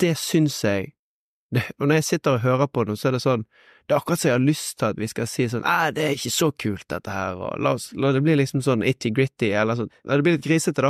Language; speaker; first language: Norwegian; native; Norwegian